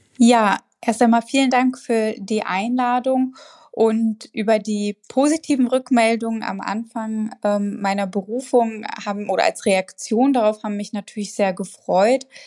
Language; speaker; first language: German; early bilingual, other home language; Arabic